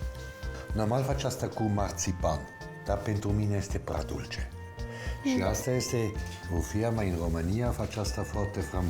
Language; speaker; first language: Romanian; non-native, learner; Swiss German